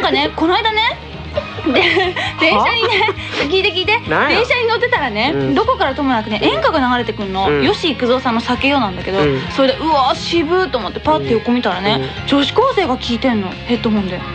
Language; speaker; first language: Japanese; native; Japanese